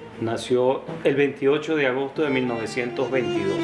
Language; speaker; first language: Spanish; native; Spanish